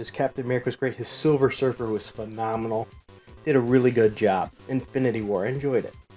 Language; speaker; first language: English; native; English